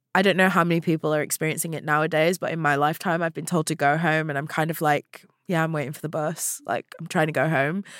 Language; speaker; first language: English; native; English